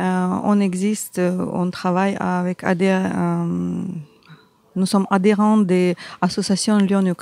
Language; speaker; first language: French; non-native, learner; Ukrainian